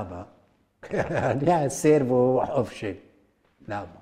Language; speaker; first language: Hebrew; early bilingual, other home language; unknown